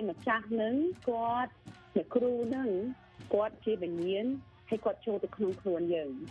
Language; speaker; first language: Khmer; early bilingual, heritage; Khmer